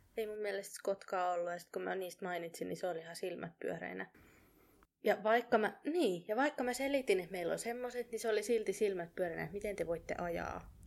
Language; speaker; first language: Finnish; native; Finnish